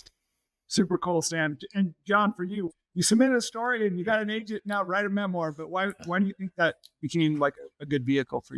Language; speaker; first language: English; native; English